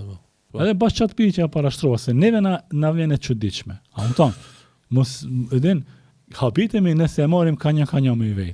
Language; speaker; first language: Albanian; native; Albanian